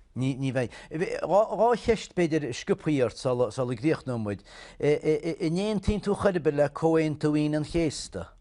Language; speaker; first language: Irish; native; Irish